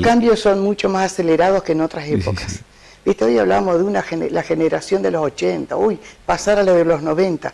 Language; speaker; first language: Spanish; native; Spanish